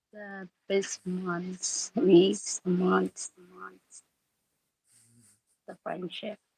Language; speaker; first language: English; non-native, local second language; Filipino